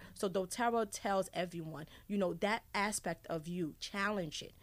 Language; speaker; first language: English; early bilingual, other home language; Haitian Creole